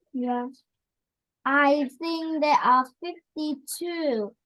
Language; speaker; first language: English; non-native, learner; Vietnamese